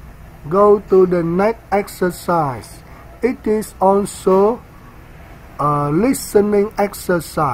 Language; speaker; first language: English; non-native, learner; Vietnamese